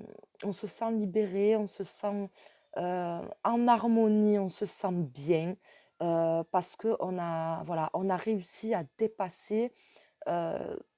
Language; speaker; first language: French; native; French